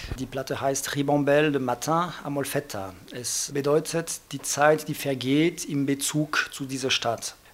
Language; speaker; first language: German; non-native, fluent; French